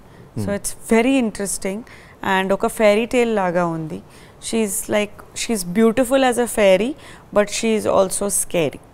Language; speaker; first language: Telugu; non-native, fluent; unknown